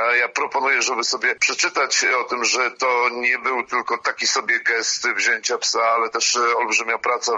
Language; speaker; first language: Polish; native; Polish